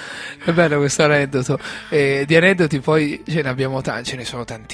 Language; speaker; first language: Italian; native; Italian